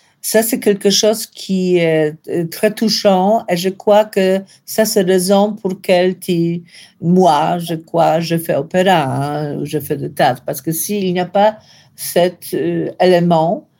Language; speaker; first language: French; non-native, learner; Polish